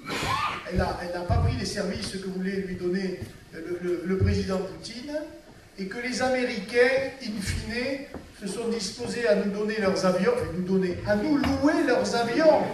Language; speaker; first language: French; native; French